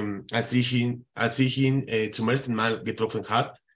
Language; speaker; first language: German; non-native, fluent; Spanish